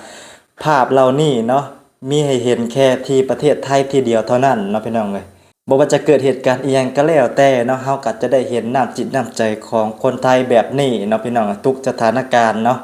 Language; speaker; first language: Thai; non-native, local second language; Northeastern Thai